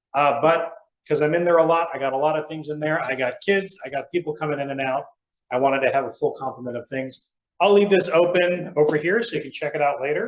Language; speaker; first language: English; native; English